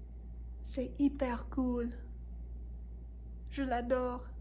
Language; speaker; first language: French; non-native, learner; English